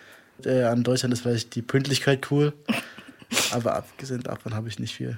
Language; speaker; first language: German; native; German